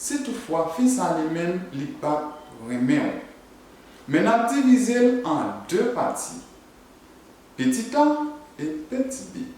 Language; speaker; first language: French; non-native, learner; Haitian Creole